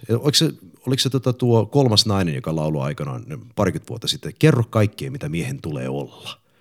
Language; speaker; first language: Finnish; early bilingual, heritage; English